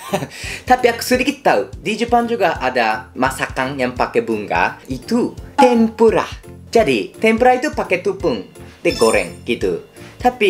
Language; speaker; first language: Indonesian; non-native, fluent; Japanese